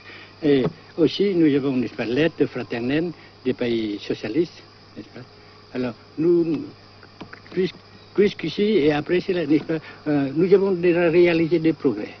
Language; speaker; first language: French; non-native, local second language; Vietnamese